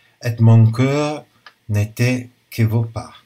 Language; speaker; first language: French; non-native, learner; Italian